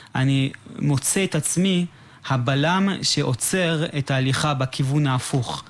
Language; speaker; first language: Hebrew; non-native, fluent; English